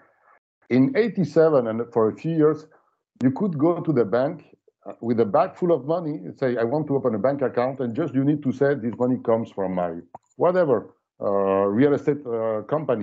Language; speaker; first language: English; non-native, fluent; French